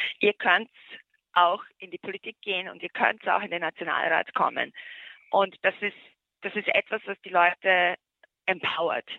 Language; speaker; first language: German; early bilingual, other home language; Bosnian